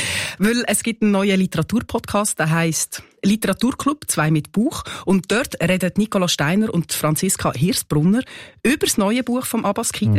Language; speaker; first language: German; native; German